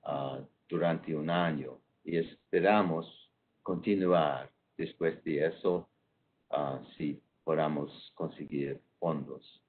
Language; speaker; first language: Spanish; non-native, fluent; English